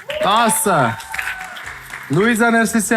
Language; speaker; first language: Armenian; native; Armenian